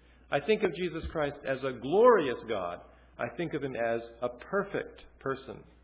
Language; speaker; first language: English; early bilingual, other home language; Chinese